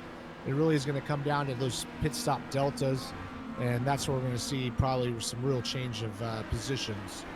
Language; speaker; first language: English; native; English